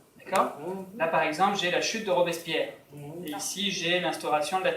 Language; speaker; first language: French; native; French